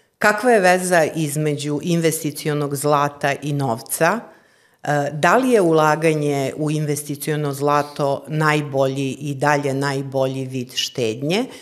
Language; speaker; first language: Serbian; native; Serbian